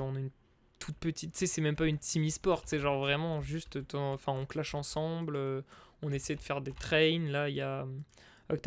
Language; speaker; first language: French; native; French